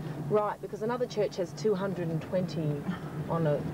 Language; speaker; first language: English; native; English